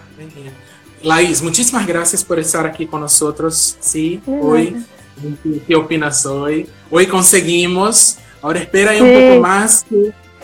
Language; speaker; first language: Spanish; non-native, fluent; Portuguese